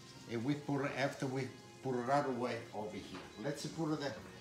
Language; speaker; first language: English; non-native, learner; Italian